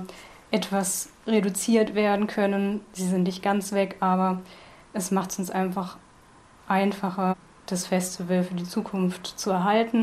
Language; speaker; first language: German; native; German